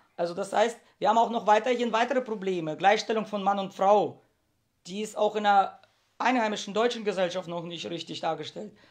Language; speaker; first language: German; early bilingual, heritage; Russian